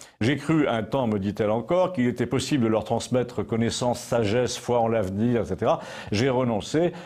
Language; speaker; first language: French; native; French